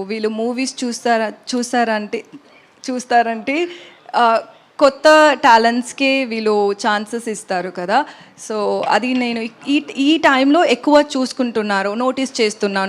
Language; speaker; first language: Telugu; non-native, learner; Tamil